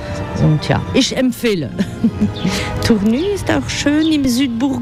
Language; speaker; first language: German; non-native, learner; French